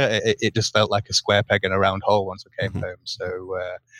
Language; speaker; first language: English; native; English